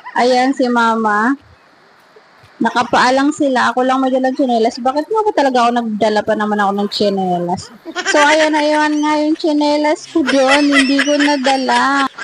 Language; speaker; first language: Filipino; non-native, local second language; Bikol